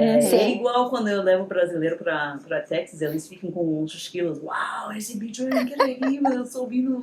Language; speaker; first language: Portuguese; non-native, fluent; English